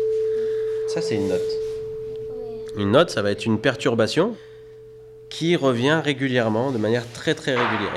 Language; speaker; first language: French; native; French